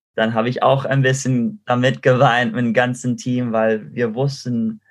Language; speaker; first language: German; non-native, fluent; Spanish